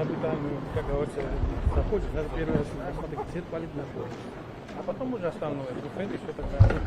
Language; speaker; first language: Russian; non-native, local second language; Georgian